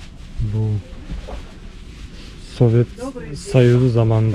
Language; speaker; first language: Turkish; non-native, learner; Bashkir